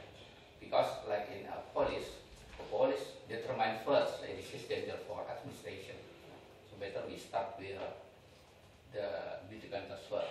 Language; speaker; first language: English; non-native, learner; Indonesian